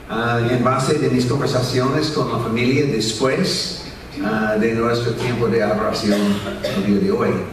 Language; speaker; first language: Spanish; non-native, fluent; English